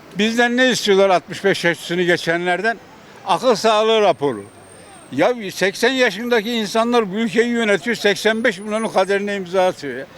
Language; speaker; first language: Turkish; native; Turkish